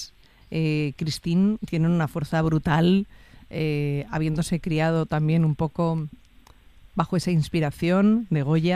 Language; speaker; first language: Spanish; native; Spanish